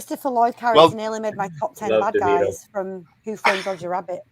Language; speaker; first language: English; native; English